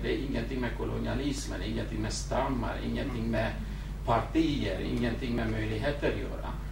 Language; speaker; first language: Swedish; non-native, fluent; Kurdish